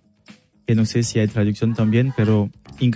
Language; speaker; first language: Spanish; non-native, learner; French